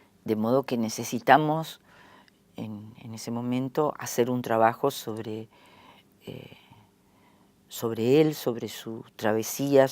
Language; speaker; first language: Spanish; native; Spanish